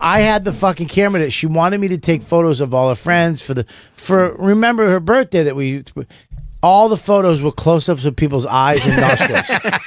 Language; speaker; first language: English; native; English